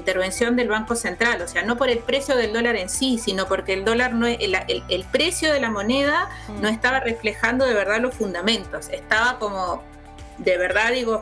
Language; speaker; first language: Spanish; native; Spanish